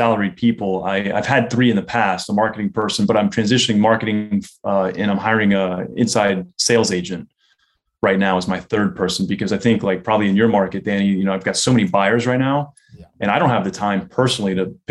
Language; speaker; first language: English; native; English